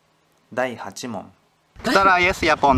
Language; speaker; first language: Polish; non-native, learner; Japanese